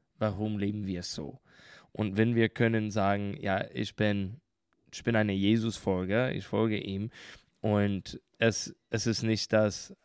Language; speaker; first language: German; non-native, learner; English